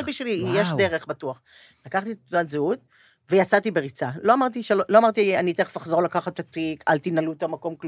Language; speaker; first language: Hebrew; native; Hebrew